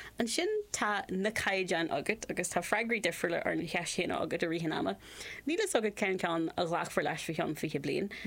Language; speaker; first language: Irish; non-native, local second language; English